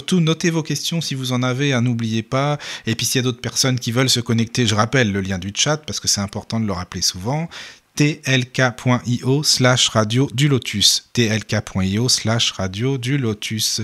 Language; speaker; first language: French; native; French